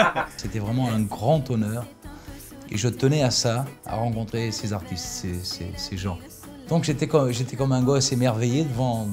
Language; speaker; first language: French; early bilingual, other home language; Portuguese